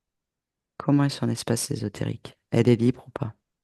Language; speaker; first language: French; native; French